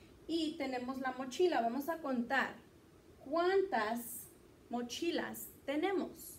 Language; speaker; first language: Spanish; early bilingual, heritage; Spanish